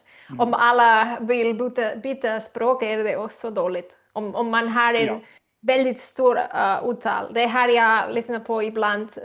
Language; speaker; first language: Swedish; non-native, learner; Spanish